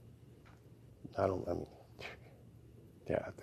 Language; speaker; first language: English; native; English